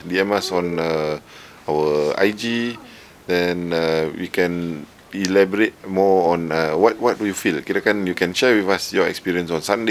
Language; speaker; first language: English; non-native, local second language; Malay